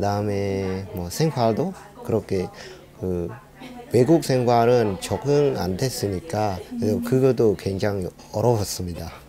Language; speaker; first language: Korean; non-native, fluent; Khmer